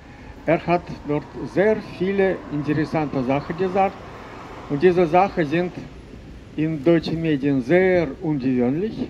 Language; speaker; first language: German; non-native, fluent; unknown